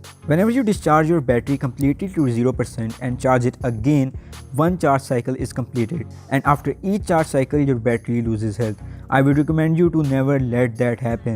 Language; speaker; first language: English; non-native, local second language; Urdu